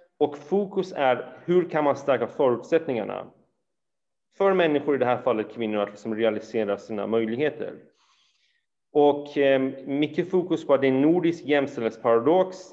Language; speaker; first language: Swedish; early bilingual, other home language; Persian